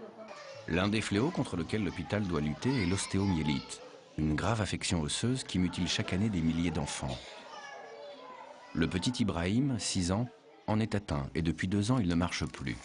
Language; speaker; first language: French; native; French